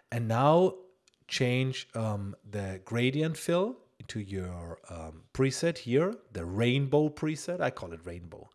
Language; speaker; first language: English; non-native, fluent; German